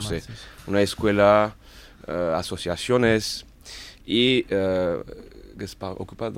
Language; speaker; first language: Spanish; non-native, learner; French